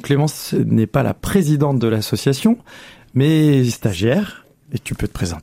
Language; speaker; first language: French; native; French